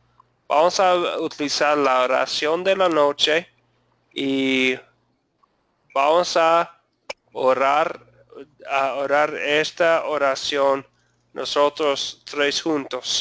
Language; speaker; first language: Spanish; non-native, fluent; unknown